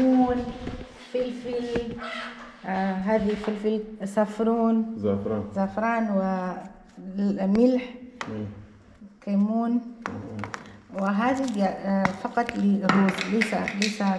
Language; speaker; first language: Arabic; non-native, learner; Portuguese